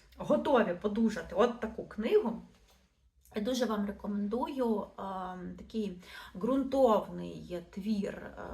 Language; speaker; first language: Ukrainian; non-native, local second language; Russian